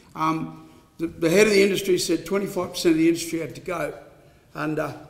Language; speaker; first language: English; native; English